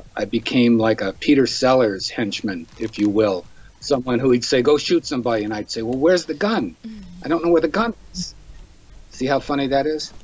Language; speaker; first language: English; native; English